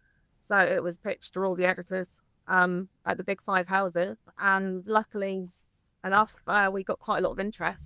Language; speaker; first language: English; native; English